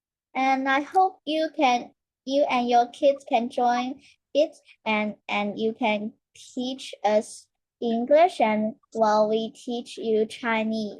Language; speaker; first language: English; non-native, learner; Chinese